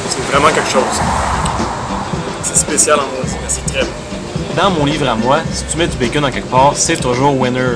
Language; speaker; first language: French; native; French